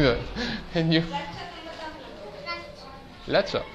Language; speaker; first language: English; non-native, learner; French